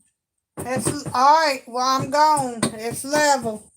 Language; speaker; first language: English; native; English